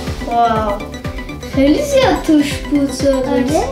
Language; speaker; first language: Persian; early bilingual, heritage; Persian